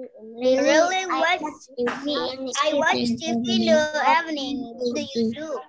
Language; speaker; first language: English; non-native, local second language; Indonesian